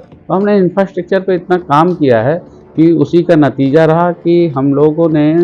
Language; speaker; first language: Hindi; native; Hindi